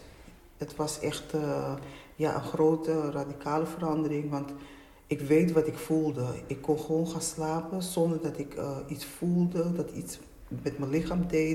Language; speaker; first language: Dutch; native; Dutch